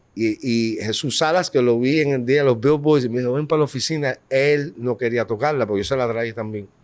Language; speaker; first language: Spanish; early bilingual, heritage; Spanish